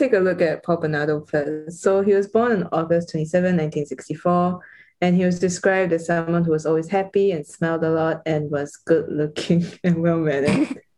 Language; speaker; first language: English; native; English